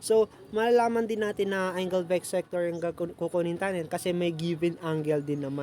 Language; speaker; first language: Filipino; native; Filipino